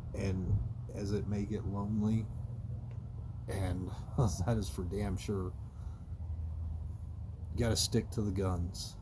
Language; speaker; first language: English; native; English